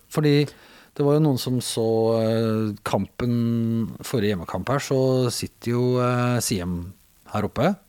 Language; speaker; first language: Norwegian; native; Norwegian